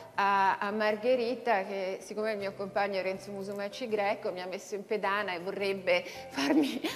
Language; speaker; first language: Italian; native; Italian